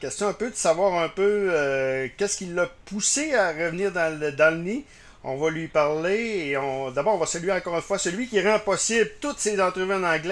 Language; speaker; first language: French; native; French